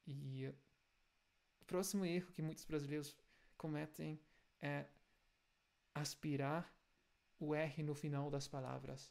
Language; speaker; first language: Portuguese; non-native, fluent; German